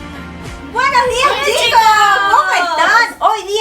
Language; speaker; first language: Spanish; native; Spanish